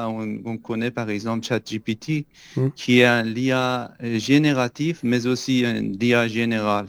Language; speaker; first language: French; non-native, fluent; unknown